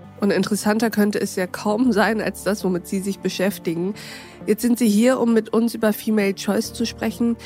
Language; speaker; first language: German; native; German